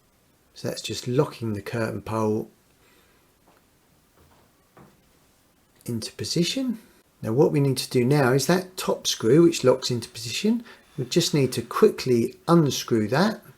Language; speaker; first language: English; native; English